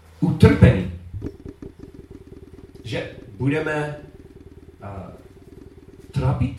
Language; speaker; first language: Czech; non-native, learner; English